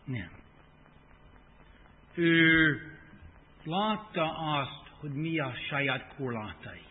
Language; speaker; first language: Hungarian; non-native, fluent; English